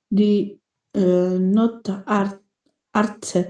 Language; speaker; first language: German; non-native, learner; Macedonian